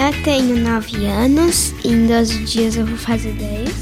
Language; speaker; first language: Portuguese; early bilingual, heritage; Portuguese